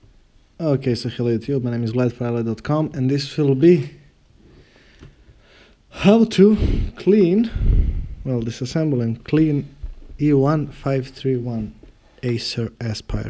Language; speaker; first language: English; non-native, fluent; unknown